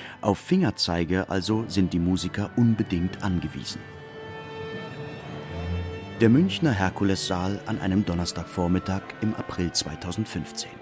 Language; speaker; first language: German; native; German